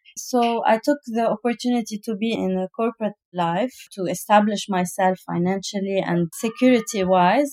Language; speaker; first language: English; non-native, fluent; Arabic